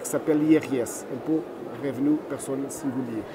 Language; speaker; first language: French; non-native, fluent; Portuguese